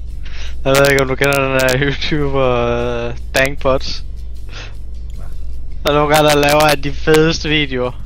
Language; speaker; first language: Danish; native; Danish